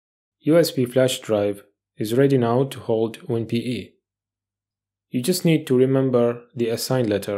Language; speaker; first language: English; non-native, fluent; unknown